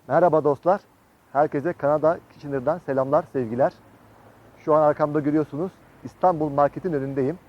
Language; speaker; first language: Turkish; native; Turkish